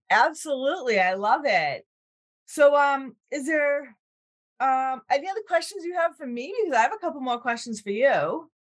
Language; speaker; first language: English; native; English